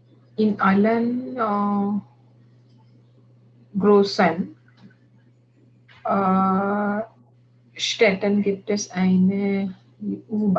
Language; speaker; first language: German; non-native, learner; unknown